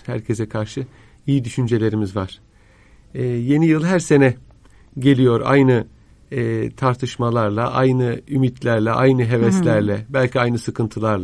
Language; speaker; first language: Turkish; native; Turkish